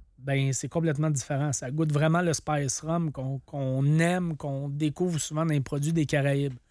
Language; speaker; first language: French; native; French